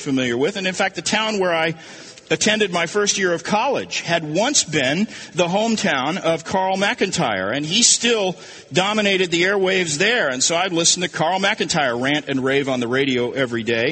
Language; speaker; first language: English; native; English